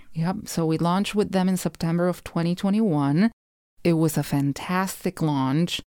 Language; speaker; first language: English; non-native, fluent; Spanish